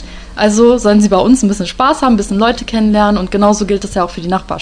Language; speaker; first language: German; native; German